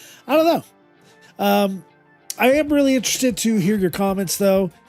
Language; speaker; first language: English; native; English